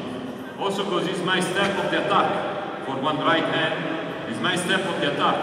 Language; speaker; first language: English; non-native, learner; Italian